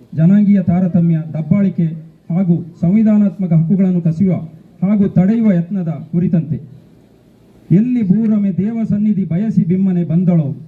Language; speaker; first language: Kannada; non-native, local second language; Kodava